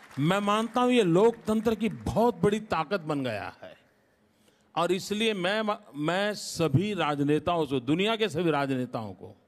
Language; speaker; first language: Hindi; non-native, local second language; Gujarati